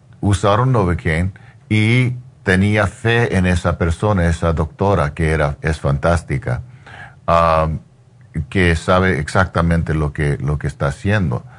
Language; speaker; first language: Spanish; non-native, learner; English